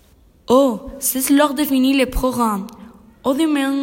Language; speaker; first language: French; non-native, learner; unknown